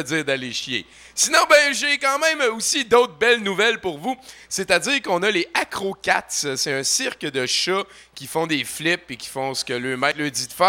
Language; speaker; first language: French; native; French